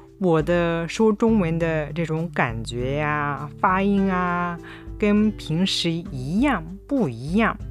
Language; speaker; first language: Chinese; non-native, fluent; Japanese